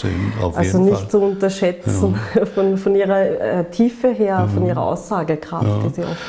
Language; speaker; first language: German; native; German